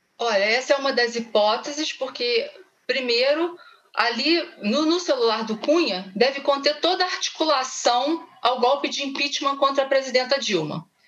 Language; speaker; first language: Portuguese; native; Portuguese